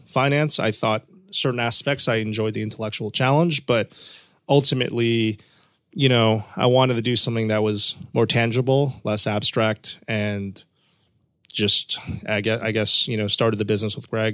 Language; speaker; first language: English; native; English